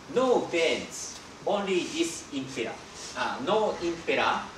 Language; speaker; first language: English; non-native, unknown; Japanese